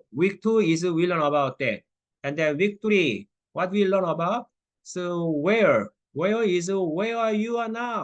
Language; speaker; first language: English; non-native, learner; Korean